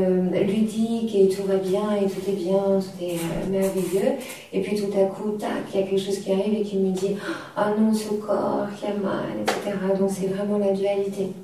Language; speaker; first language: French; native; French